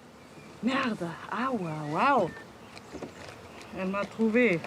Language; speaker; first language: French; non-native, learner; German